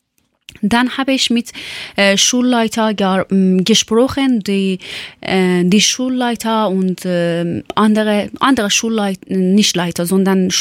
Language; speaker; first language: German; non-native, learner; Persian